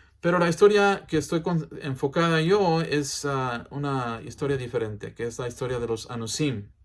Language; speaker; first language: Spanish; early bilingual, heritage; English